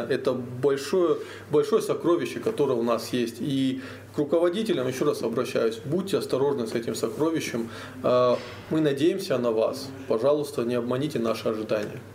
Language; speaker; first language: Russian; native; Russian